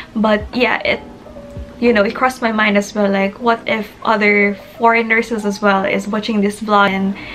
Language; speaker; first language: English; non-native, local second language; Filipino